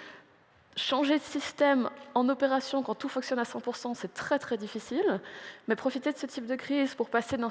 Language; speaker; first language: French; native; French